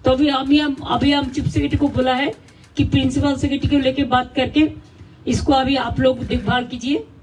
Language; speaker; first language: Hindi; non-native, local second language; Bangla